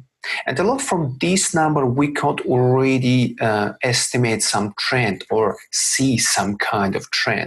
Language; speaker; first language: English; non-native, fluent; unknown